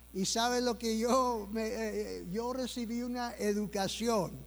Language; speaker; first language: Spanish; early bilingual, heritage; Spanish